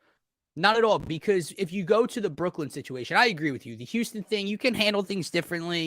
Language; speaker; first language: English; native; English